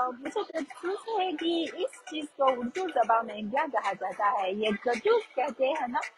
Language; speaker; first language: Urdu; non-native, fluent; Chinese